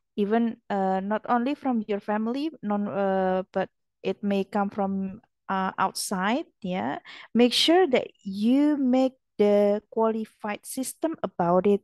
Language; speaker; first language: English; non-native, fluent; Indonesian